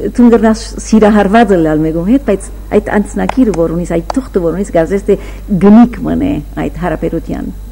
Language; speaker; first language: Armenian; early bilingual, heritage; Armenian